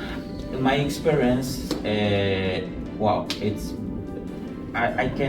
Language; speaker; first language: English; non-native, learner; Spanish